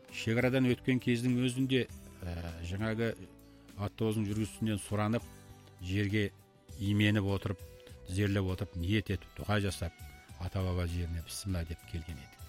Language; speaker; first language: Kazakh; early bilingual, heritage; Kazakh